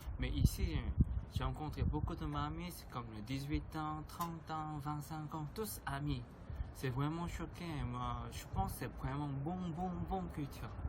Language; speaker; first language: French; non-native, learner; Korean